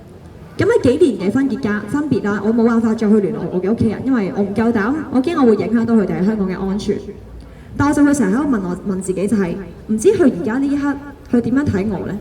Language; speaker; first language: Cantonese; native; Cantonese